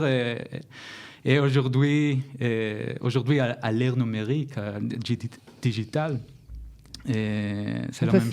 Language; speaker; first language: French; non-native, learner; Hebrew